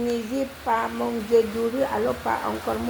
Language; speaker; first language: French; non-native, learner; Indonesian